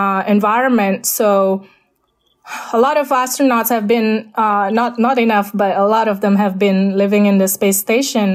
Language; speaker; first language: English; non-native, fluent; Indonesian